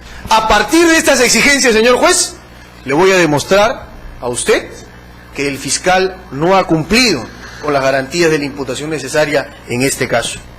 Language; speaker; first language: Spanish; native; Spanish